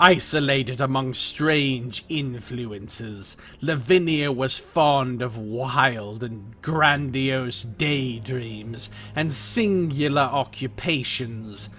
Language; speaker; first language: English; native; English